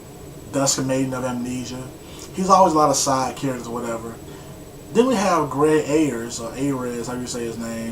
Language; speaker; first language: English; native; English